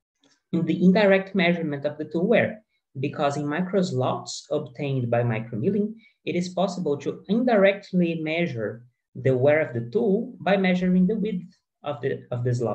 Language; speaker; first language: English; non-native, fluent; Portuguese